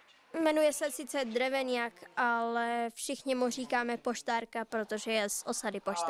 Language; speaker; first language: Czech; native; Czech